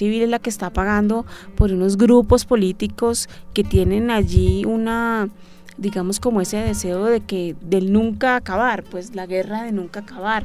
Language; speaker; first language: Spanish; native; Spanish